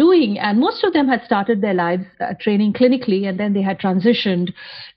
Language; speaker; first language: English; non-native, local second language; Hindi